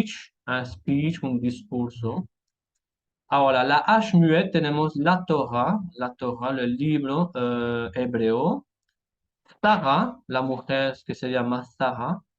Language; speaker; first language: Spanish; non-native, fluent; French